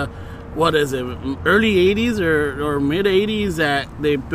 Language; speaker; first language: English; early bilingual, other home language; Spanish